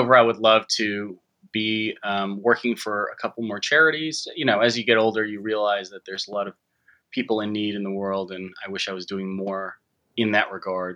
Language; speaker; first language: English; early bilingual, other home language; Japanese